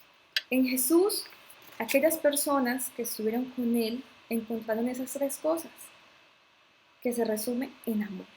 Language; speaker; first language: Spanish; native; Spanish